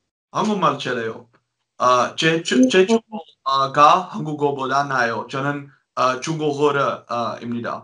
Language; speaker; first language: Korean; non-native, learner; Dutch